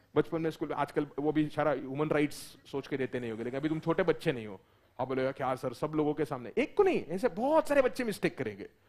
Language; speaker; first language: Hindi; non-native, local second language; Marathi